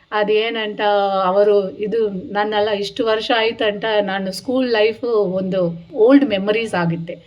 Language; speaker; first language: Kannada; non-native, local second language; Telugu